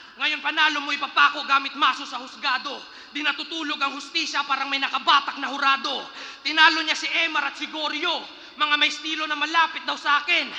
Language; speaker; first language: Filipino; non-native, local second language; Cebuano